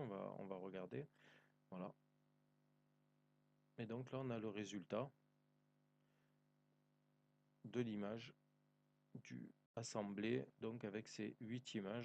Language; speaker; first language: French; native; French